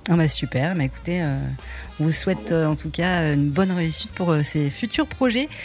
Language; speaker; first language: French; native; French